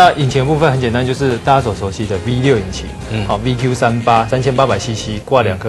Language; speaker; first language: Chinese; native; Chinese